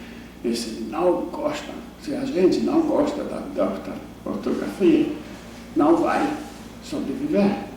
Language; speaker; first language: Portuguese; non-native, fluent; English